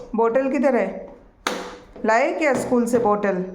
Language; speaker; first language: Hindi; non-native, local second language; Bangla